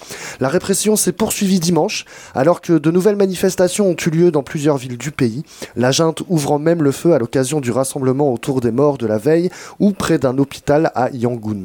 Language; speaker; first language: French; native; French